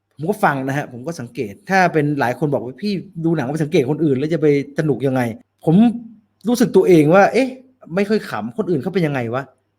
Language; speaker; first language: Thai; native; Thai